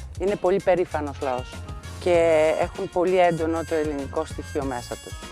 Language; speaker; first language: Greek; native; Greek